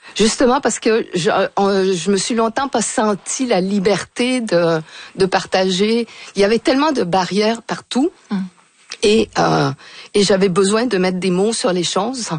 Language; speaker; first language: French; native; French